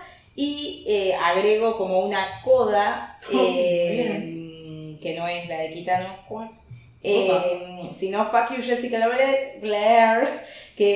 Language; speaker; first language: Spanish; native; Spanish